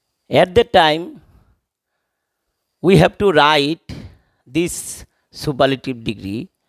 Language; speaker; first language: English; non-native, local second language; Bangla